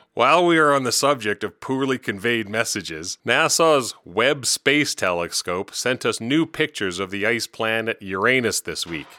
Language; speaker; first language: English; native; English